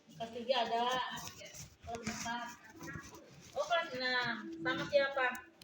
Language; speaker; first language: Indonesian; non-native, local second language; Sundanese